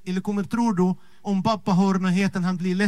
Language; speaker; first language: Swedish; non-native, fluent; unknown